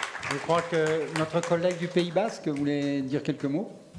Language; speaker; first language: French; native; French